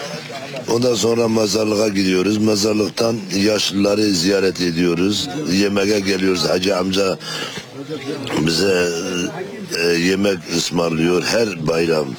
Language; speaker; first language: Turkish; non-native, local second language; Kurdish